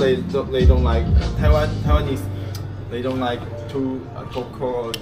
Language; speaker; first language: English; non-native, learner; Chinese